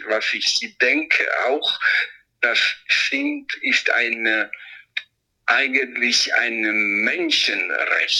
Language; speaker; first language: German; non-native, local second language; Italian